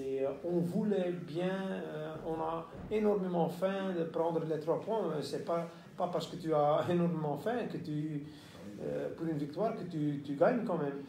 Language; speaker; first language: French; non-native, local second language; Dutch